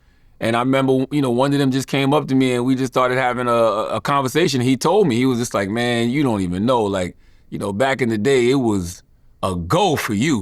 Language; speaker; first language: English; native; English